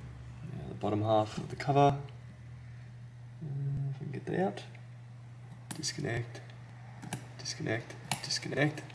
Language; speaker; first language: English; native; English